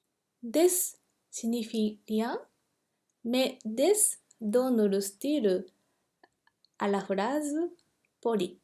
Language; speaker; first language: French; non-native, fluent; Japanese